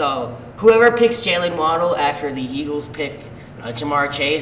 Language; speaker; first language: English; native; English